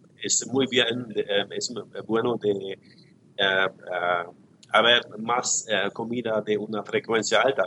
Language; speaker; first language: Spanish; non-native, learner; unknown